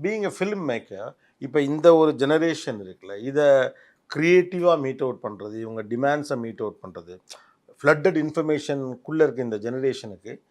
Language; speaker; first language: Tamil; native; Tamil